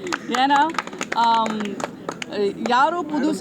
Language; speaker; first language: Tamil; non-native, fluent; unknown